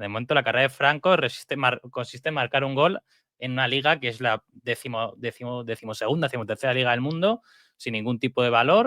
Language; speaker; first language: Spanish; native; Spanish